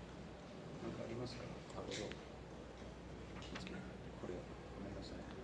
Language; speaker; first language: Japanese; non-native, fluent; English